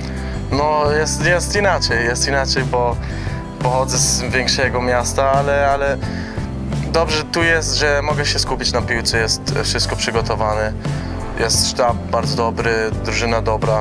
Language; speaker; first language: Polish; early bilingual, heritage; Polish